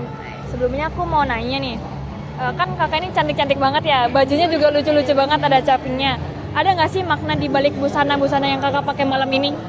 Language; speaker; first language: Indonesian; native; Indonesian